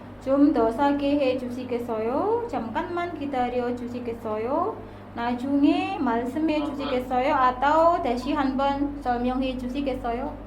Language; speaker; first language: Korean; non-native, fluent; Indonesian